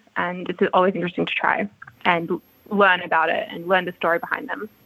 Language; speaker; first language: English; native; English